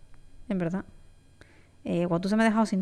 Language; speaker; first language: Spanish; native; Spanish